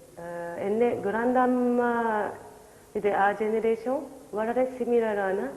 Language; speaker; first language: Malayalam; non-native, learner; Japanese